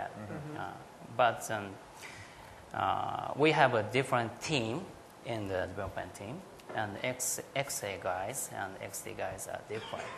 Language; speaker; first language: English; non-native, learner; Japanese